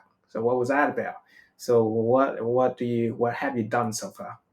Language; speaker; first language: English; non-native, fluent; Vietnamese